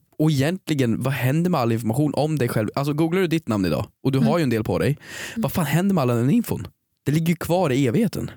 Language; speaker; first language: Swedish; native; Swedish